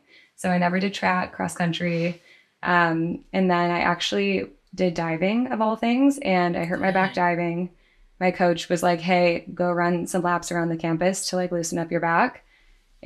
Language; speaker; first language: English; native; English